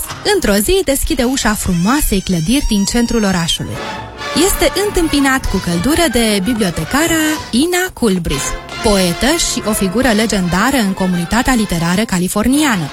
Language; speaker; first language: Romanian; native; Romanian